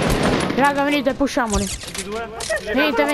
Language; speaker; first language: Italian; native; Italian